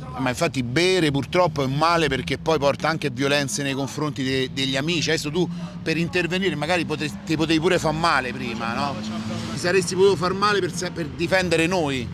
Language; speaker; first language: Italian; native; Italian